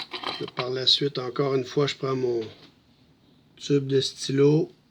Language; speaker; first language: French; native; French